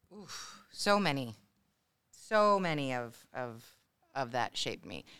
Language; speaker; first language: English; early bilingual, other home language; Spanish